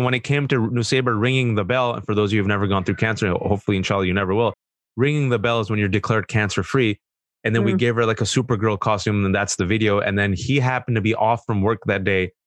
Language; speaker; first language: English; early bilingual, other home language; Urdu